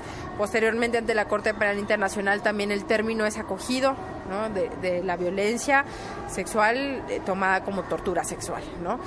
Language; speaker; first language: Spanish; native; Spanish